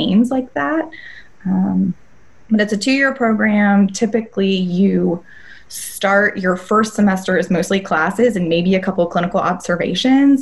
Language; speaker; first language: English; native; English